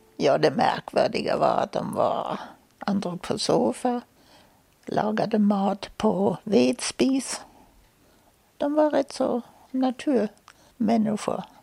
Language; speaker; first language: Swedish; non-native, fluent; German